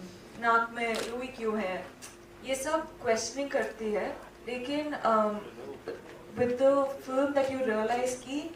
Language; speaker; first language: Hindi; non-native, local second language; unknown